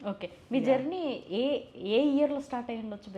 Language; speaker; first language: Telugu; native; Telugu